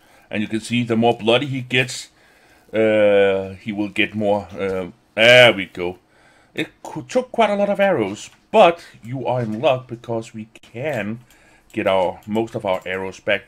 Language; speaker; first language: English; non-native, fluent; Danish